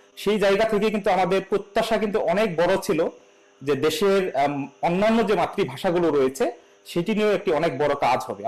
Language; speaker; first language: Bangla; non-native, local second language; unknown